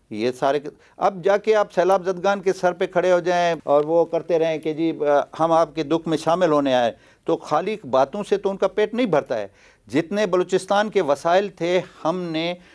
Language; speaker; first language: Urdu; non-native, local second language; Baluchi